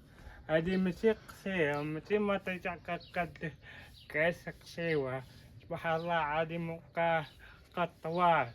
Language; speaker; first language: Arabic; native; Arabic